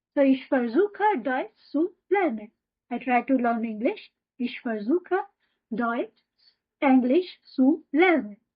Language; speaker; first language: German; non-native, fluent; Hindi